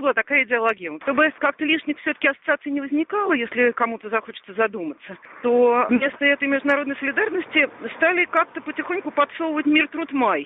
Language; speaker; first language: Russian; native; Russian